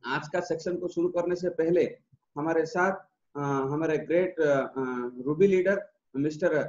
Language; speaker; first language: Hindi; non-native, local second language; Odia